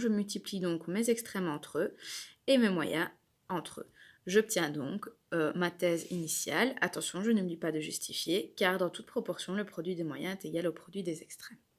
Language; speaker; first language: French; native; French